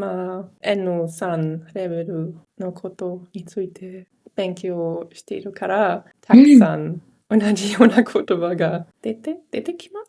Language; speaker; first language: Japanese; non-native, learner; German